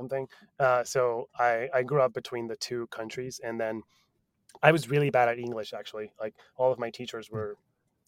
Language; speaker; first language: English; non-native, fluent; Spanish